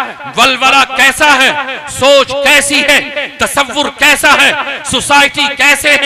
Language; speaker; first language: Urdu; native; Urdu